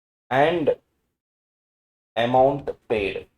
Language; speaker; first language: English; non-native, local second language; Tamil